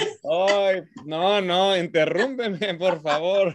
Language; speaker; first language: Spanish; non-native, fluent; English